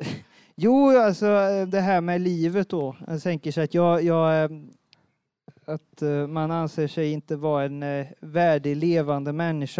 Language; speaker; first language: Swedish; native; Swedish